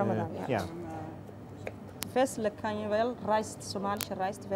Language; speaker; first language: Dutch; non-native, learner; Somali